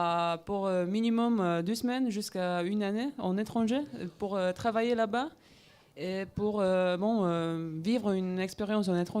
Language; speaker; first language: French; non-native, learner; Polish